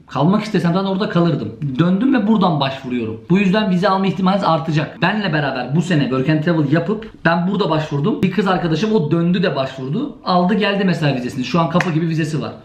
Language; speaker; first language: Turkish; native; Turkish